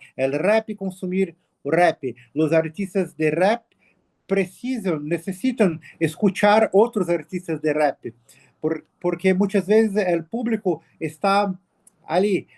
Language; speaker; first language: Spanish; non-native, learner; Portuguese